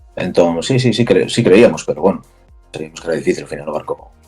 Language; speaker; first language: Spanish; native; Spanish